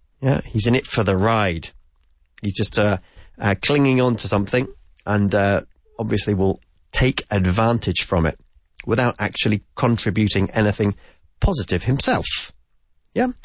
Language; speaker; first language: English; native; English